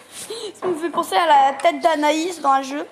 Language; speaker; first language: French; native; French